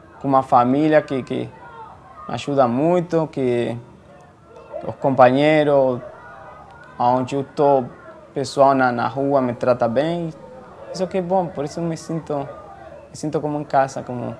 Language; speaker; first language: Portuguese; non-native, fluent; Spanish